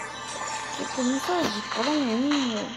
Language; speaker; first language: Spanish; native; Spanish